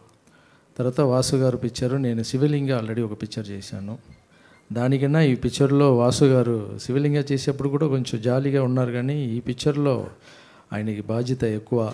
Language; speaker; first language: Telugu; non-native, fluent; Tamil